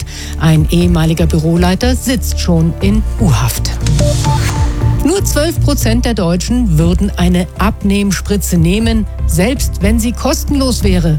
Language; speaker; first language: German; native; German